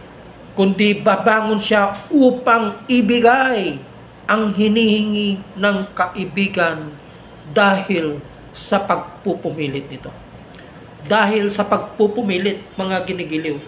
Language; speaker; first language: Filipino; native; Filipino